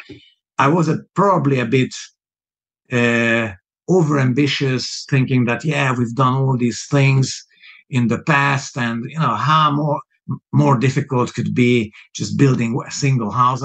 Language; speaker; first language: English; non-native, fluent; Hungarian